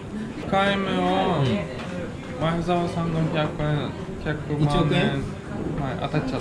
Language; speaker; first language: Japanese; non-native, fluent; Latvian